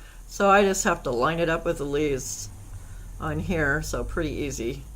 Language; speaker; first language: English; native; English